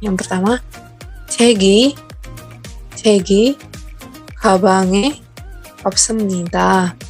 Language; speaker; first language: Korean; non-native, learner; Indonesian